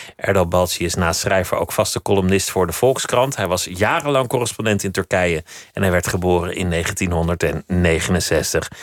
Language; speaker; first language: Dutch; native; Dutch